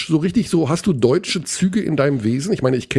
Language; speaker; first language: German; native; German